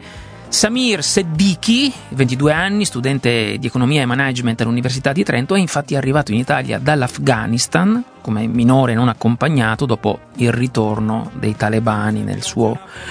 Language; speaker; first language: Italian; native; Italian